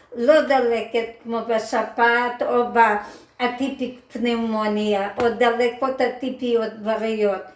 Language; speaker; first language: Hebrew; non-native, fluent; Ukrainian